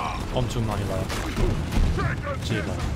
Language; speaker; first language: Korean; non-native, learner; German